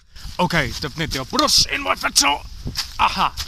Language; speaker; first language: Welsh; non-native, learner; English